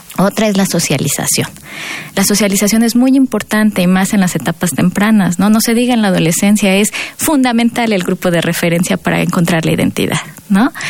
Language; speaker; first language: Spanish; native; Spanish